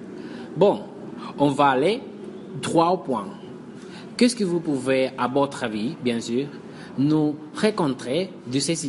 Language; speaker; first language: French; non-native, fluent; Spanish